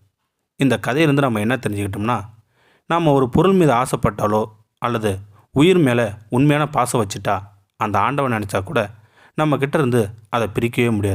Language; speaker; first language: Tamil; native; Tamil